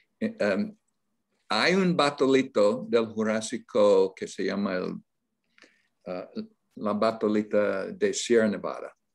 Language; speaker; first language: Spanish; non-native, learner; English